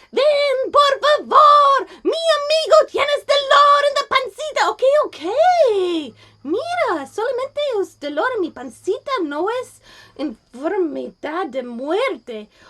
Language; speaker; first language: Spanish; non-native, learner; English